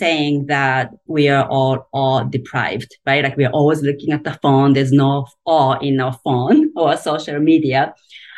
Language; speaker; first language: English; non-native, fluent; Japanese